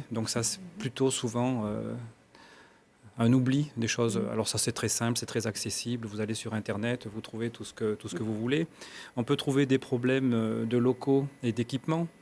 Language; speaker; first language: French; native; French